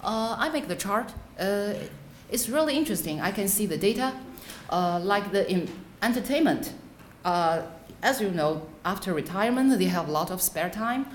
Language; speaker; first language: English; non-native, fluent; Chinese